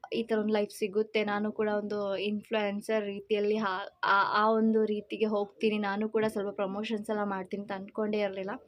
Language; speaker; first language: Kannada; non-native, local second language; Malayalam